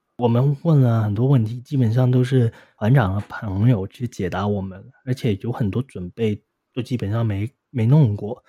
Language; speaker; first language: Chinese; non-native, local second language; Cantonese